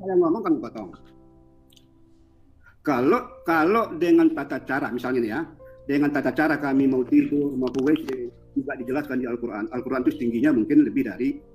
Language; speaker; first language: Indonesian; native; Indonesian